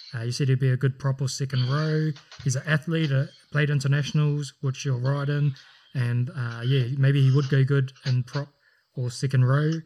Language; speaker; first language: English; native; English